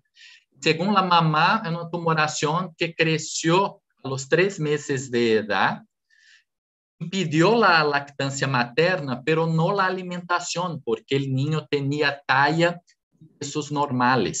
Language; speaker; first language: Spanish; non-native, fluent; Portuguese